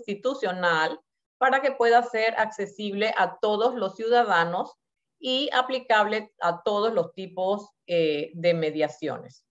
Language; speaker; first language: Spanish; native; Spanish